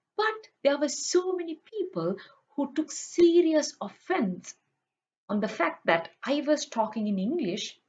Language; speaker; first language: English; non-native, local second language; Sinhala